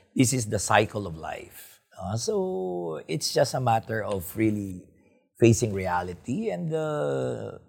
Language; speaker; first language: English; non-native, local second language; Hiligaynon